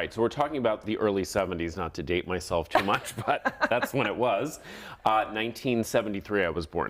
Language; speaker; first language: English; native; English